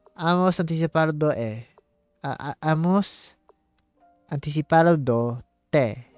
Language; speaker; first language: Spanish; non-native, learner; English